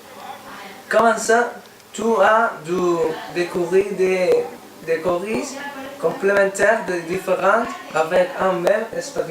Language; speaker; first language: French; non-native, learner; Spanish